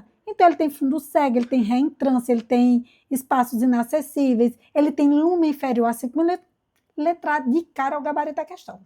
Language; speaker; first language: Portuguese; native; Portuguese